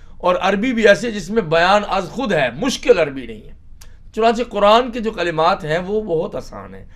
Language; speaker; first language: Urdu; native; Urdu